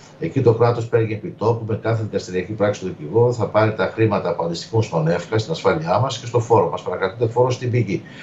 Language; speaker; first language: Greek; native; Greek